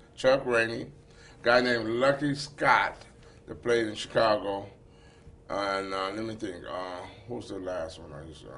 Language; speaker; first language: English; native; English